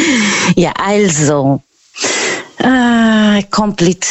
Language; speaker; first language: German; non-native, learner; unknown